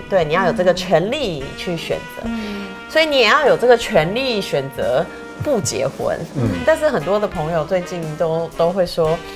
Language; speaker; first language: Chinese; native; Chinese